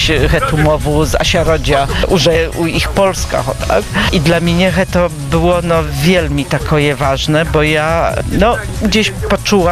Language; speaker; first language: Polish; non-native, local second language; Belarusian